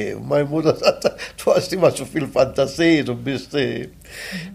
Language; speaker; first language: German; non-native, fluent; Italian